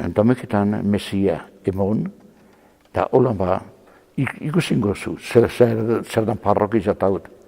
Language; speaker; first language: Basque; native; Basque